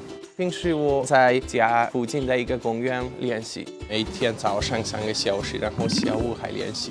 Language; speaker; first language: Chinese; non-native, fluent; Hungarian